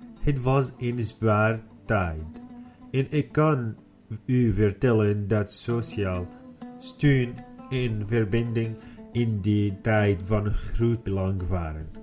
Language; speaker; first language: Dutch; non-native, learner; Arabic